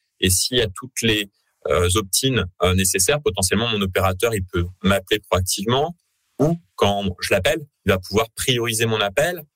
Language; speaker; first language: French; native; French